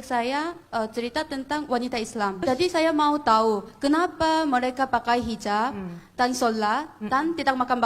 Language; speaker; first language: Indonesian; non-native, fluent; Korean